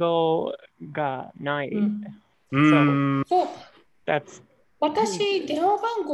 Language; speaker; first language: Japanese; non-native, learner; English